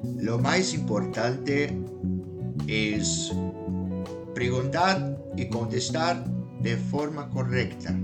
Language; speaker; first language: Spanish; non-native, fluent; Portuguese